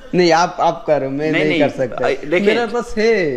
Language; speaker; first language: Hindi; non-native, learner; Bangla